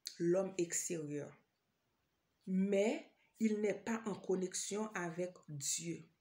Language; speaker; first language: French; non-native, local second language; Haitian Creole